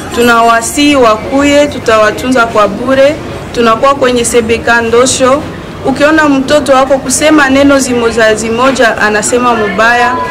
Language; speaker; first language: Swahili; native; Swahili